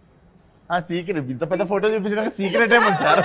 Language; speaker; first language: Telugu; native; Telugu